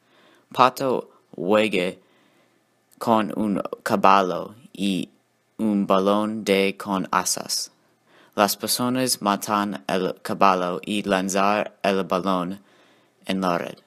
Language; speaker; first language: Spanish; non-native, learner; English